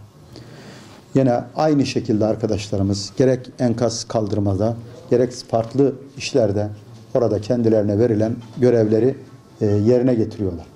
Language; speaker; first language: Turkish; native; Turkish